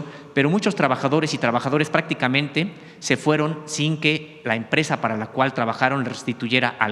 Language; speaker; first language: Spanish; native; Spanish